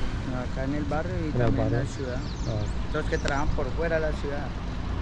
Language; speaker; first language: Spanish; native; Spanish